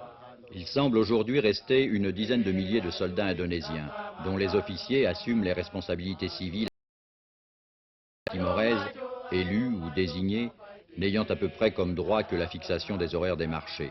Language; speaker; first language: French; native; French